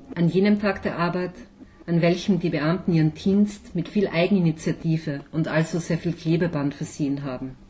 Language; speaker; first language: German; native; German